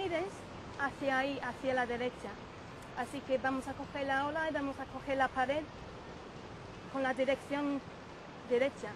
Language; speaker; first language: Spanish; non-native, fluent; English